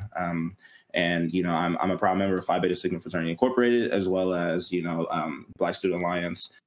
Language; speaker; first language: English; native; English